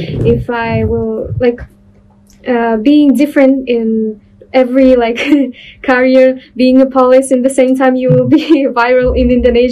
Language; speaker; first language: English; non-native, learner; Russian